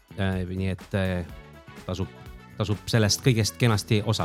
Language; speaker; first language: Estonian; native; Estonian